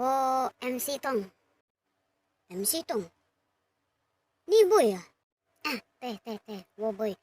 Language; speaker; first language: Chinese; non-native, learner; Filipino